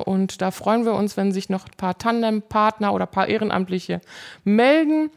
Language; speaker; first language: German; native; German